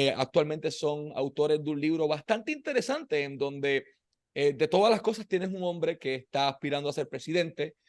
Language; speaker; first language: Spanish; native; Spanish